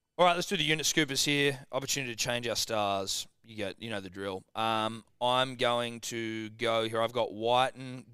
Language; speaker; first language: English; native; English